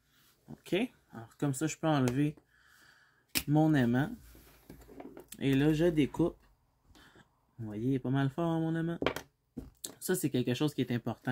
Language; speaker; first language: French; native; French